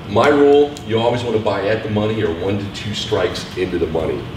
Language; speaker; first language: English; native; English